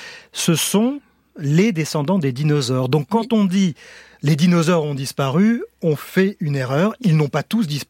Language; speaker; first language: French; native; French